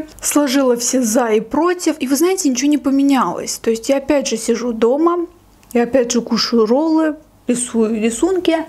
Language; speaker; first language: Russian; native; Russian